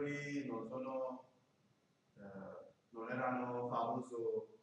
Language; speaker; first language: Italian; non-native, learner; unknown